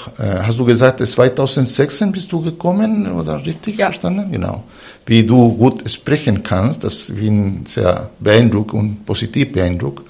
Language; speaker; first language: German; non-native, fluent; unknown